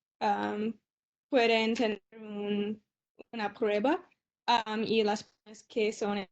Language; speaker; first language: Spanish; non-native, learner; English